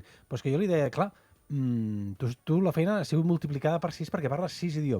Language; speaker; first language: Catalan; native; Catalan